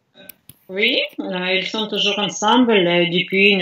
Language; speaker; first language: French; non-native, learner; Russian